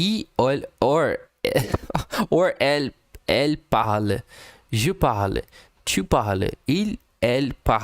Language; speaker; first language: French; non-native, learner; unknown